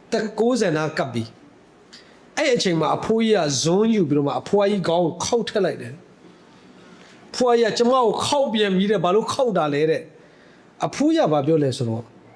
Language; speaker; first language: Burmese; non-native, local second language; Hakha Chin